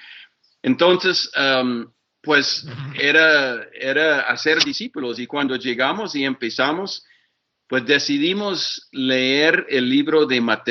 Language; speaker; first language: Spanish; non-native, fluent; English